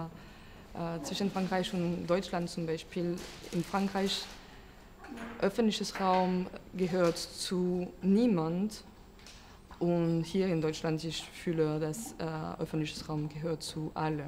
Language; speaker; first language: German; non-native, fluent; French